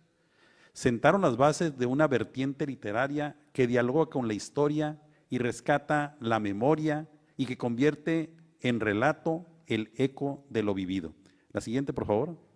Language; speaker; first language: Spanish; native; Spanish